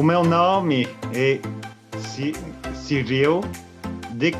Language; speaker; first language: Portuguese; non-native, fluent; French